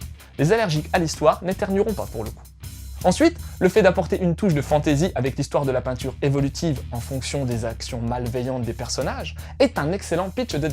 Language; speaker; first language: French; native; French